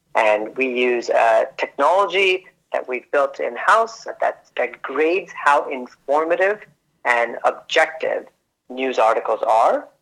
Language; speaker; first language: English; early bilingual, other home language; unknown